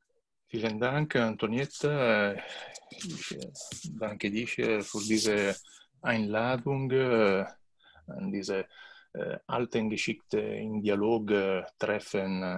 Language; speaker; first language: German; non-native, learner; Italian